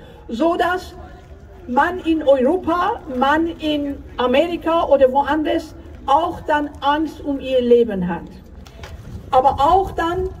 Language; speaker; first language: German; non-native, fluent; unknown